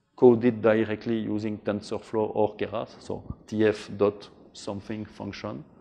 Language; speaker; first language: English; non-native, fluent; French